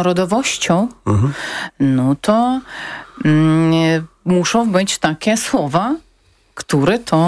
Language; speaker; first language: Polish; non-native, local second language; Ukrainian